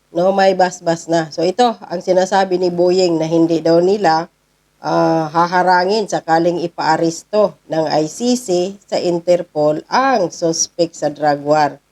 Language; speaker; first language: Filipino; non-native, local second language; Cebuano